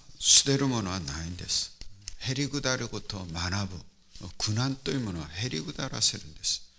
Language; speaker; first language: Japanese; non-native, fluent; Korean